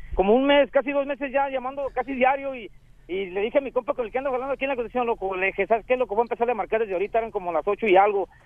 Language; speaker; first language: Spanish; native; Spanish